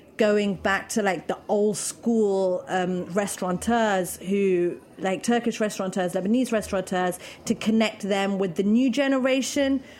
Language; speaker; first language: English; native; English